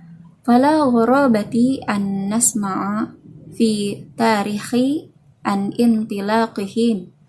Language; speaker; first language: Arabic; non-native, fluent; Indonesian